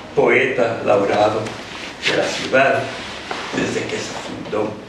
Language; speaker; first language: Spanish; early bilingual, heritage; Spanish